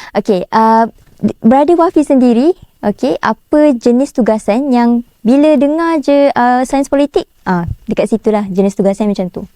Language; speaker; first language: Malay; native; Malay